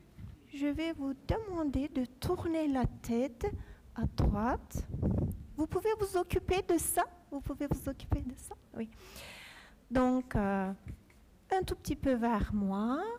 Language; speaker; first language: French; non-native, fluent; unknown